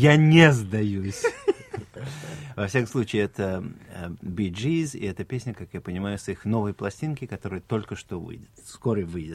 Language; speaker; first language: Russian; native; Russian